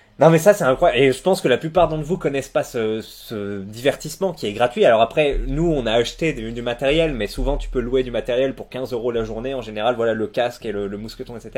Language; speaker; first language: French; native; French